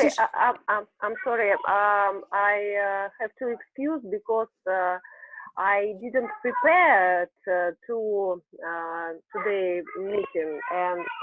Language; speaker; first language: English; non-native, learner; Russian